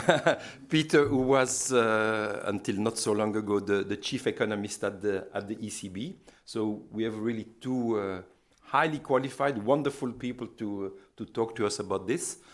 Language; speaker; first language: English; non-native, fluent; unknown